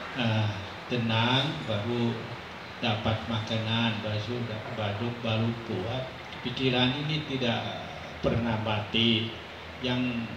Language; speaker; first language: Indonesian; non-native, fluent; Thai